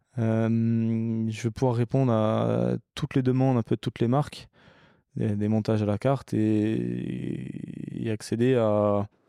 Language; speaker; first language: French; early bilingual, other home language; English